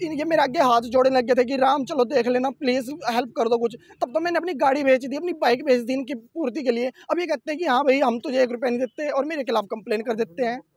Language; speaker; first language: Hindi; native; Hindi